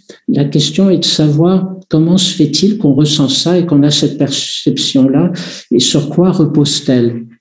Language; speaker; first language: French; native; French